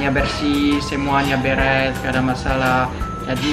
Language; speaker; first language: Indonesian; non-native, fluent; French